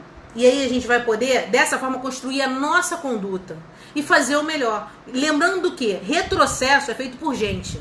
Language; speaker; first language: Portuguese; native; Portuguese